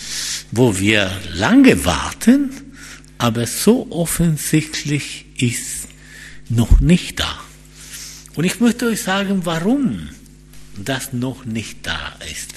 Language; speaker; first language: German; non-native, fluent; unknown